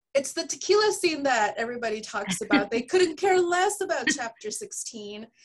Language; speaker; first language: English; early bilingual, other home language; Spanish